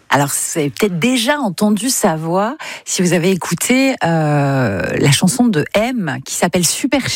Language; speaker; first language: French; native; French